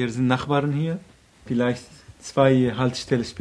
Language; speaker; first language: German; non-native, learner; Arabic